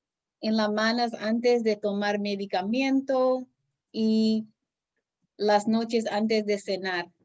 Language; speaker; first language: Spanish; non-native, learner; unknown